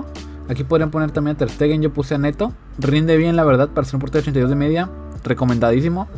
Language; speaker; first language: Spanish; native; Spanish